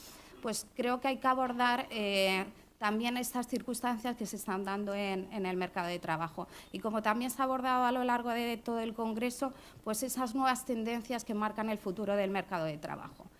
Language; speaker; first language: Spanish; native; Spanish